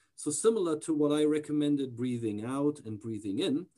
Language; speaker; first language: English; non-native, fluent; German